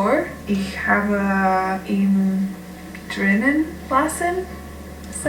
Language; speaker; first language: German; non-native, learner; English